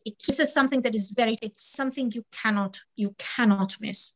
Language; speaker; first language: English; non-native, fluent; Arabic